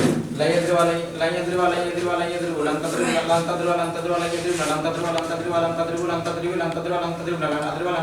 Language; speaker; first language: Arabic; non-native, learner; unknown